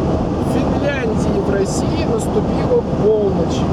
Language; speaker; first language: Russian; native; Russian